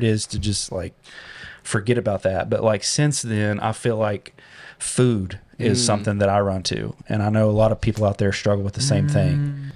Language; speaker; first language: English; native; English